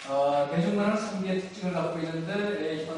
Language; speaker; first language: Korean; native; Korean